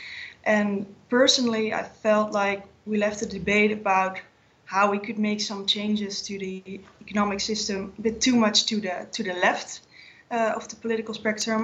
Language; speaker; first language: English; non-native, fluent; Dutch